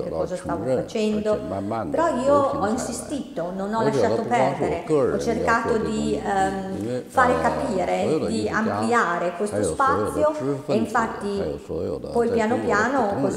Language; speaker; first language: Italian; non-native, fluent; Chinese